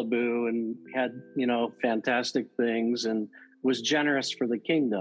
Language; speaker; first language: English; native; English